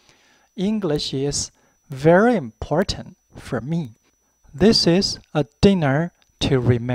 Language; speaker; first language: English; non-native, fluent; Chinese